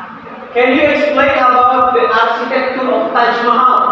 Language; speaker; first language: English; non-native, learner; Indonesian